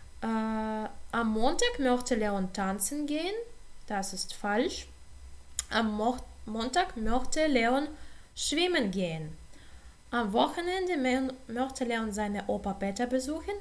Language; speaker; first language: German; non-native, fluent; Ukrainian